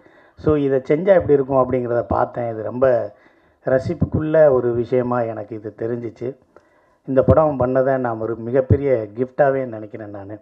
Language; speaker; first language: Tamil; native; Tamil